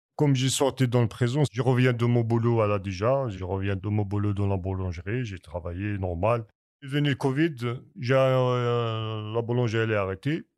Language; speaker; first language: French; non-native, learner; Kabyle